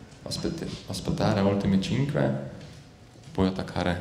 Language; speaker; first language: Italian; non-native, learner; Slovenian